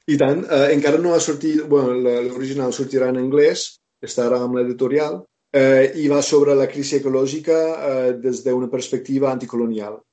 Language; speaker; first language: Catalan; non-native, fluent; English